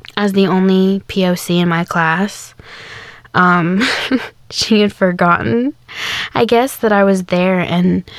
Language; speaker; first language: English; native; English